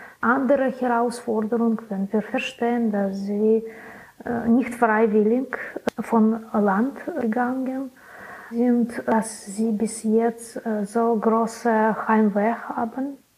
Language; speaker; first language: German; non-native, learner; Belarusian